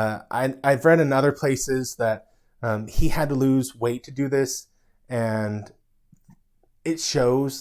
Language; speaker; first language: English; native; English